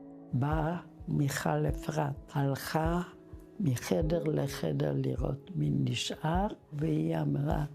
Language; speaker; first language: Hebrew; non-native, fluent; Czech